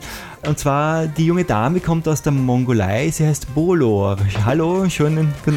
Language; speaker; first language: German; native; German